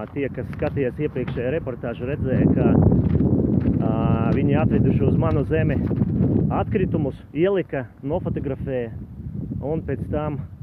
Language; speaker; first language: Latvian; non-native, local second language; Russian